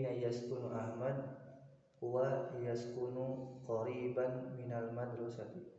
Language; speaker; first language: Arabic; non-native, learner; Indonesian